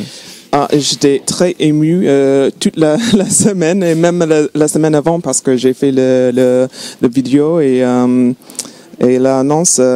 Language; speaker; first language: French; non-native, fluent; English